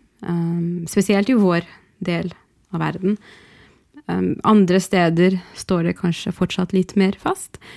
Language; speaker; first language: Norwegian; early bilingual, other home language; Arabic